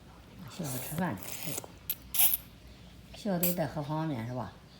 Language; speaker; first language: Chinese; native; Chinese